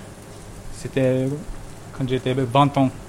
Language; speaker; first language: French; non-native, fluent; Japanese